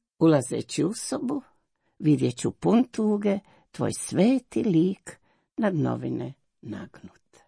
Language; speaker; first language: Croatian; native; Croatian